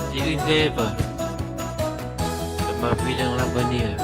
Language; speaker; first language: French; non-native, learner; Vietnamese